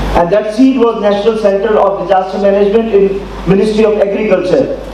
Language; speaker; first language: English; non-native, local second language; Hindi